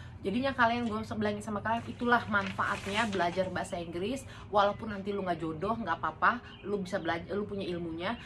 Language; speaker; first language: Indonesian; native; Indonesian